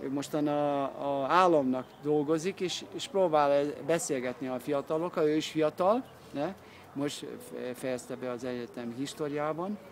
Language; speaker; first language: Hungarian; early bilingual, heritage; Hungarian